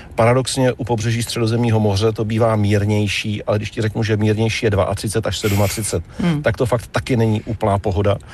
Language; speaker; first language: Czech; native; Czech